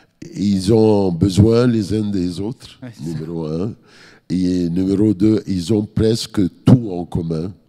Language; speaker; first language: French; non-native, fluent; Arabic